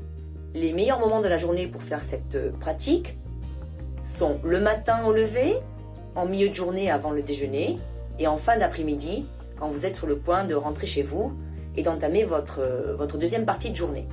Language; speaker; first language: French; native; French